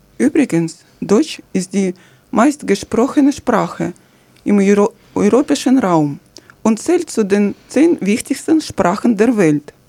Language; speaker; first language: German; non-native, fluent; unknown